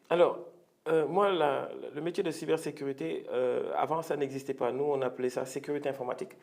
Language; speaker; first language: French; non-native, local second language; Wolof